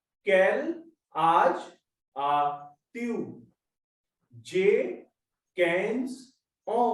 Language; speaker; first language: French; non-native, learner; Hindi